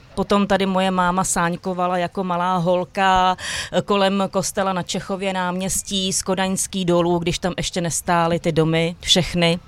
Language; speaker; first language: Czech; native; Czech